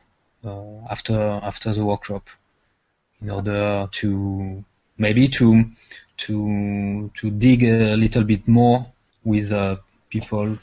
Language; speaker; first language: English; non-native, fluent; French